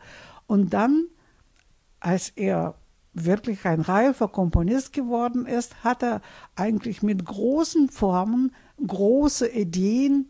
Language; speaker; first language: German; non-native, fluent; Russian